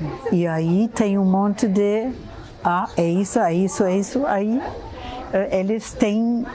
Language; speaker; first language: Portuguese; non-native, fluent; German